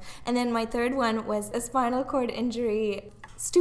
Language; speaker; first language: English; non-native, local second language; Tamil